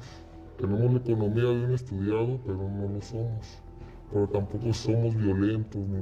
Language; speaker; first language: Spanish; native; Spanish